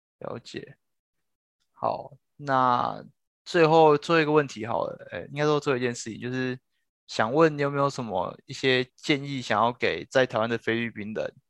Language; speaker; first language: Chinese; native; Chinese